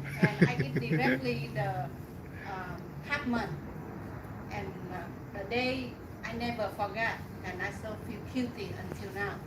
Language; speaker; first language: English; non-native, learner; Vietnamese